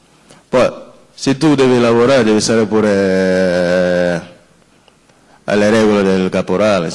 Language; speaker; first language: Italian; non-native, fluent; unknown